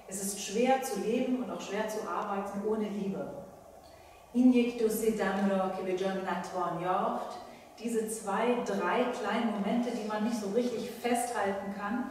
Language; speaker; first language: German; early bilingual, other home language; Persian